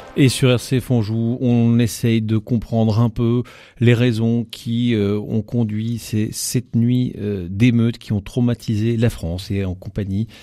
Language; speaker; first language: French; native; French